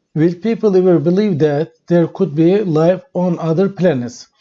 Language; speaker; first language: English; non-native, fluent; Turkish